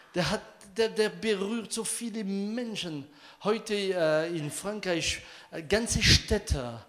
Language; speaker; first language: German; non-native, fluent; French